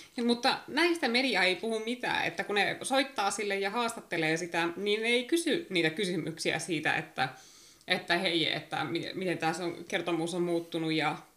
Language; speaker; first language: Finnish; native; Finnish